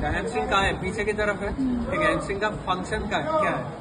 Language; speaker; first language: Hindi; non-native, local second language; Bangla